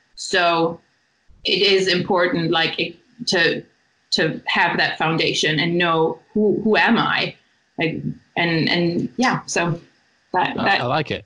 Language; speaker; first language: English; non-native, fluent; German